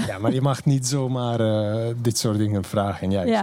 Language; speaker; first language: Dutch; non-native, fluent; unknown